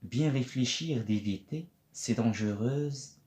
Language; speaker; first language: French; non-native, local second language; Arabic